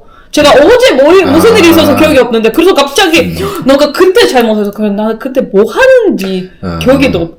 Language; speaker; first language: Korean; non-native, learner; Russian